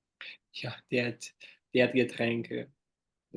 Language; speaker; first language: German; non-native, fluent; Portuguese